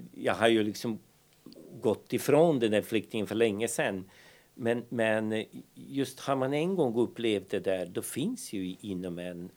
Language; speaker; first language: Swedish; non-native, fluent; Bosnian